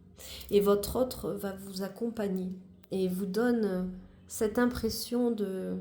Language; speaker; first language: French; native; French